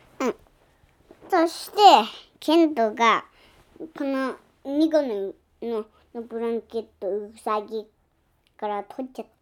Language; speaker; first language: Japanese; early bilingual, heritage; Japanese